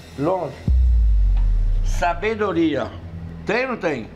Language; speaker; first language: Portuguese; non-native, fluent; French